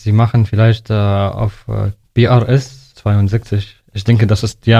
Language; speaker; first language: German; non-native, learner; Arabic